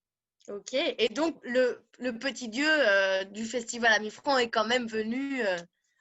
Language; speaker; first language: French; native; French